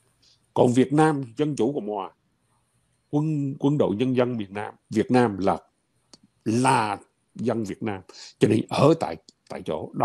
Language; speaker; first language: Vietnamese; native; Vietnamese